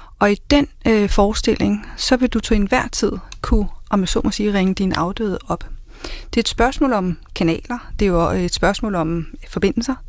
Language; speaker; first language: Danish; early bilingual, other home language; Spanish